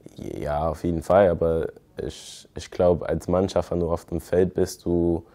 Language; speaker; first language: German; non-native, fluent; English